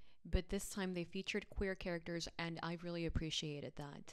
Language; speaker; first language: English; early bilingual, other home language; Spanish